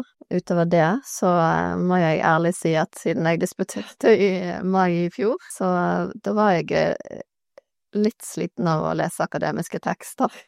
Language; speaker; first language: Norwegian; native; Norwegian